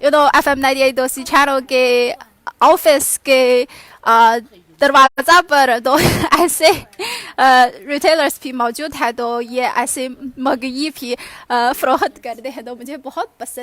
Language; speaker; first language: Hindi; non-native, fluent; Chinese